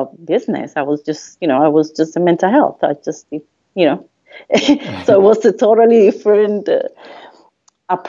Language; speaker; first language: English; non-native, fluent; Spanish